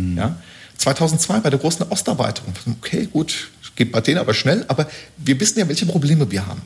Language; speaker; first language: German; early bilingual, other home language; Turkish